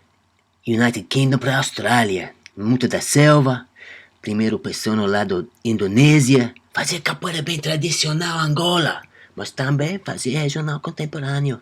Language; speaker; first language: Portuguese; non-native, learner; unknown